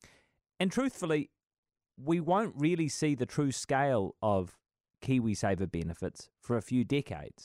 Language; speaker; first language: English; native; English